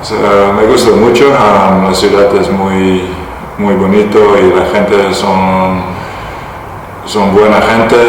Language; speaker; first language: Spanish; non-native, learner; Dutch